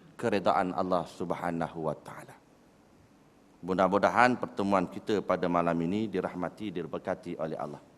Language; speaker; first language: Malay; native; Malay